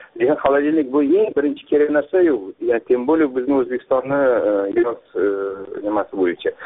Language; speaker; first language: Uzbek; native; Uzbek